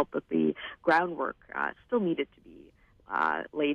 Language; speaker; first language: English; native; English